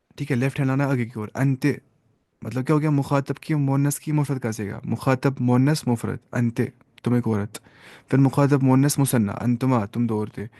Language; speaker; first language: Urdu; native; Urdu